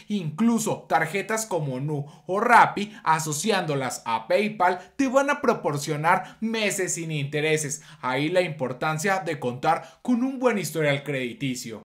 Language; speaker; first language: Spanish; native; Spanish